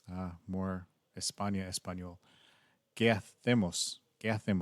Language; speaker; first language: Spanish; non-native, learner; English